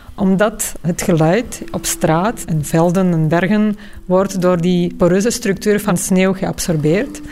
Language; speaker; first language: Dutch; non-native, fluent; Slovak